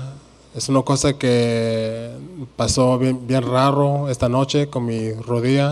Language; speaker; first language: Spanish; early bilingual, heritage; Spanish